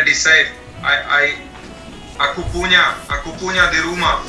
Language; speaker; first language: Indonesian; non-native, learner; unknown